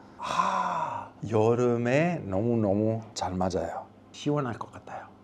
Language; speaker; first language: Korean; non-native, learner; Italian